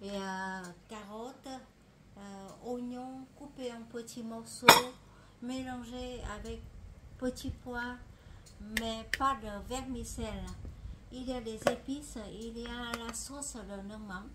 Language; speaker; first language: French; non-native, fluent; Vietnamese